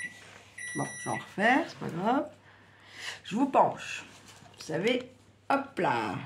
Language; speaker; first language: French; native; French